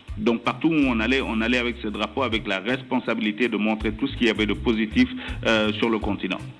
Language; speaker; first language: French; non-native, local second language; Wolof